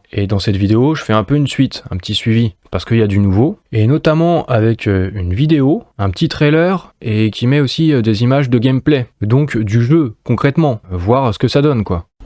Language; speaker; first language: French; native; French